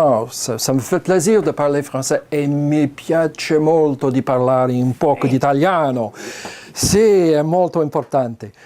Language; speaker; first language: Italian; non-native, learner; English